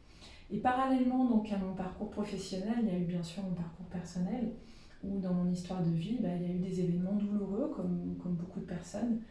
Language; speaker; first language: French; native; French